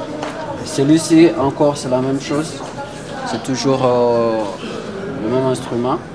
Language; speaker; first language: French; non-native, local second language; Comorian